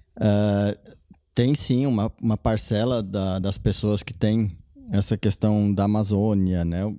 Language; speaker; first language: Portuguese; non-native, local second language; German